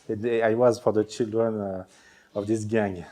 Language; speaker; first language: English; non-native, learner; French